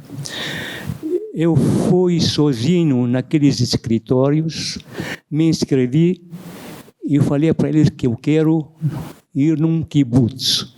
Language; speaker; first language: Portuguese; non-native, fluent; Arabic